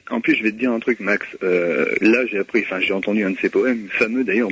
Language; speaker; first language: French; native; French